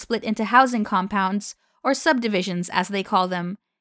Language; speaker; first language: English; non-native, local second language; Filipino